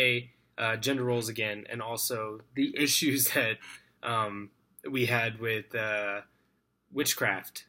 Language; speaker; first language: English; native; English